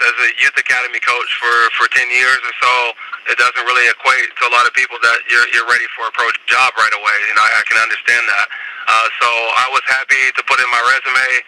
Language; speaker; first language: English; native; English